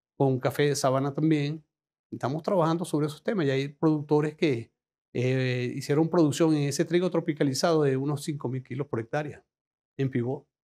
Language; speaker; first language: Spanish; native; Spanish